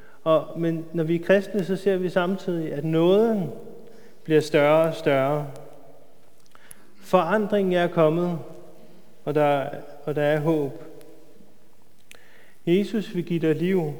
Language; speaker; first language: Danish; native; Danish